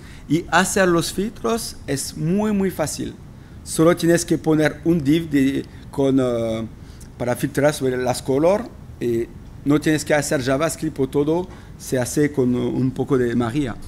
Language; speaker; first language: Spanish; non-native, fluent; French